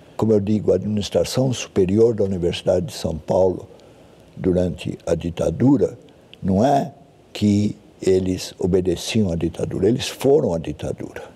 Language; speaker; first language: Portuguese; early bilingual, other home language; German